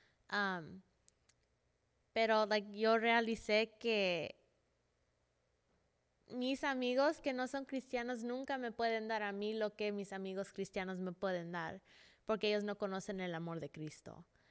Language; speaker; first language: Spanish; early bilingual, heritage; Spanish